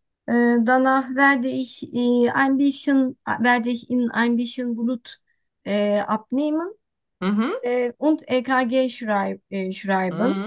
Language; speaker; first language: German; non-native, learner; Turkish